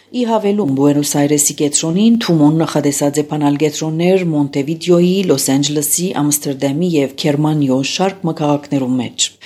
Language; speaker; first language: Armenian; native; Armenian